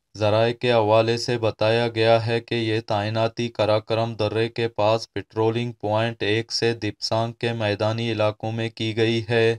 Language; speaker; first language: Urdu; non-native, local second language; Baluchi